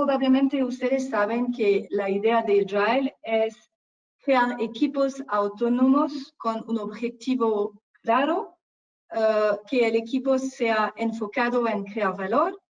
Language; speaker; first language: Spanish; non-native, fluent; French